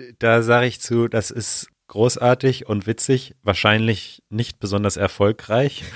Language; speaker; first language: German; native; German